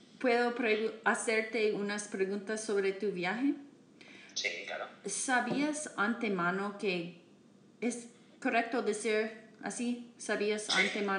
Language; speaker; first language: Spanish; non-native, learner; English